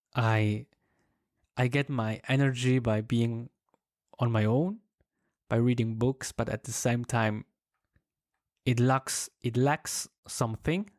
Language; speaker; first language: English; non-native, fluent; Swiss German